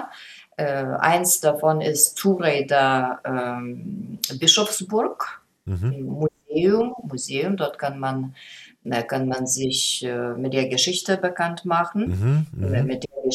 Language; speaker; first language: German; non-native, fluent; Lithuanian